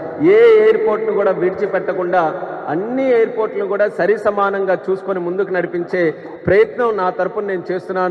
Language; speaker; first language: Telugu; native; Telugu